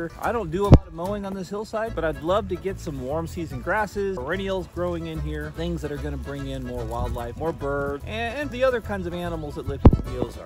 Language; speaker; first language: English; native; English